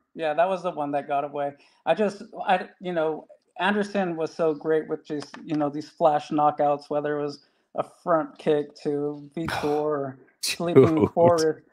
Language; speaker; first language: English; native; English